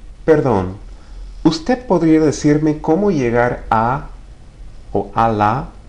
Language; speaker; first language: Spanish; non-native, fluent; English